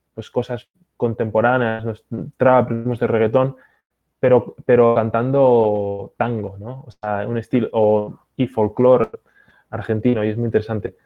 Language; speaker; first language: Spanish; native; Spanish